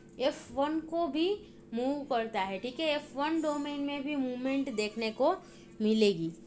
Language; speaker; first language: Hindi; non-native, local second language; Gujarati